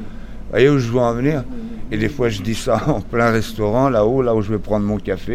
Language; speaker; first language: French; non-native, fluent; Portuguese